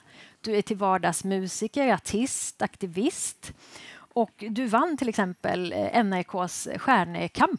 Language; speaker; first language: Swedish; native; Swedish